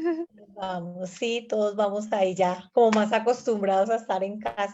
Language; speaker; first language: Spanish; native; Spanish